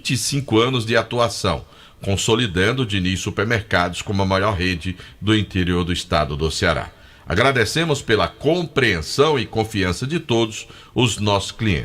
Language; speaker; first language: Portuguese; native; Portuguese